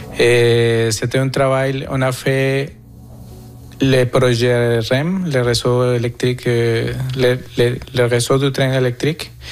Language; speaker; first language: French; non-native, fluent; Spanish